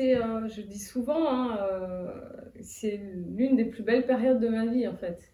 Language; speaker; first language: French; native; French